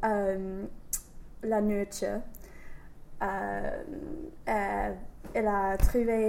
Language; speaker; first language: French; non-native, learner; English